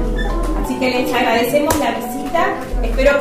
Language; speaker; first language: Spanish; native; Spanish